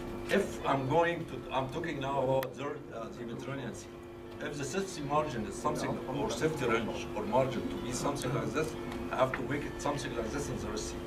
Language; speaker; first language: English; non-native, fluent; Arabic